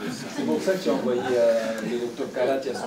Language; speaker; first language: French; native; French